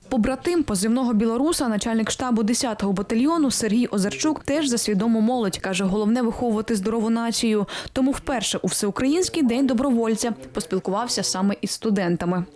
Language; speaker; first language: Ukrainian; native; Ukrainian